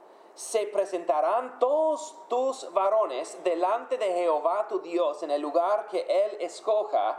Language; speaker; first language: Spanish; non-native, fluent; English